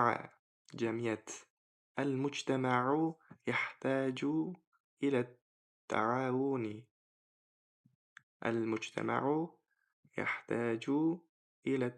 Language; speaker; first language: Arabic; non-native, fluent; Uzbek